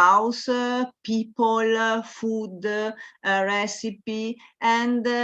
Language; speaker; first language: English; non-native, learner; Italian